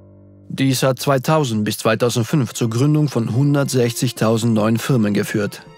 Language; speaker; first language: German; native; German